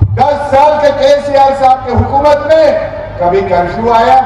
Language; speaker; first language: Hindi; non-native, local second language; Telugu